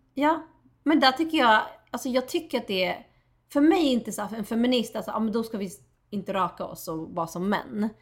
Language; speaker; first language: Swedish; native; Swedish